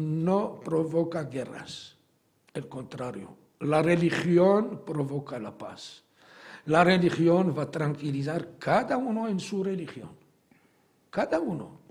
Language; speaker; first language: Spanish; non-native, fluent; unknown